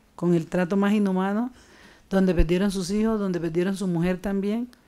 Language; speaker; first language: Spanish; native; Spanish